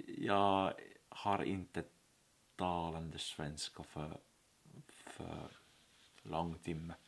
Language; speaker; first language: Swedish; non-native, learner; Finnish